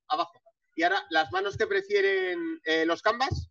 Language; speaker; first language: Spanish; native; Spanish